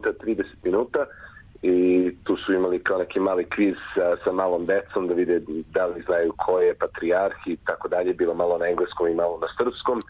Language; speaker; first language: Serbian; early bilingual, heritage; Croatian